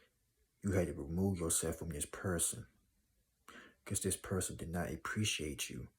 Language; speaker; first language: English; native; English